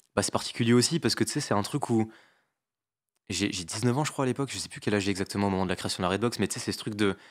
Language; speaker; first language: French; native; French